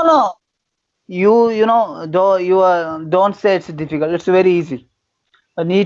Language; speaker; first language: English; non-native, fluent; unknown